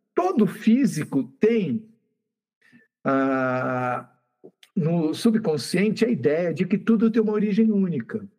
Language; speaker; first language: Portuguese; native; Portuguese